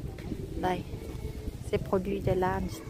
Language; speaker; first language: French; non-native, learner; Vietnamese